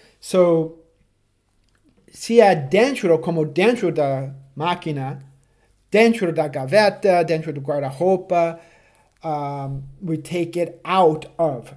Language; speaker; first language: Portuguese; non-native, fluent; English